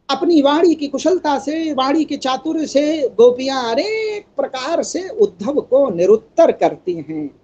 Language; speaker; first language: Hindi; native; Hindi